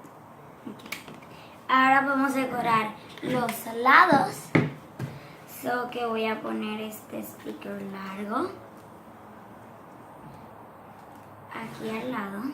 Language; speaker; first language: Spanish; early bilingual, heritage; Spanish